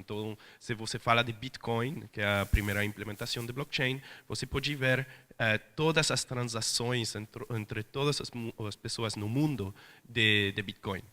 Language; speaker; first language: Portuguese; non-native, fluent; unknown